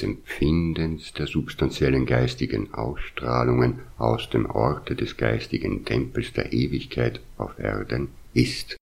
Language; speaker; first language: German; native; German